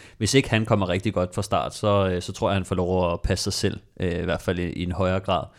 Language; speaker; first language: Danish; native; Danish